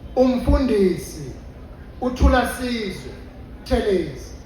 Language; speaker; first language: Zulu; native; Zulu